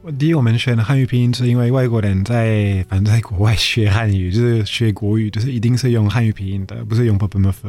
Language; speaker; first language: Chinese; non-native, fluent; French